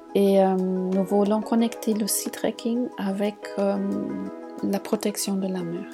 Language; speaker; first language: French; non-native, fluent; German